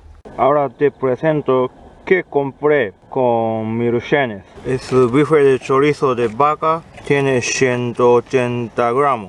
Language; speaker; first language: Spanish; non-native, fluent; Japanese